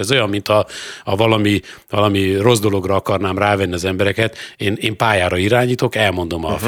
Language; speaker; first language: Hungarian; native; Hungarian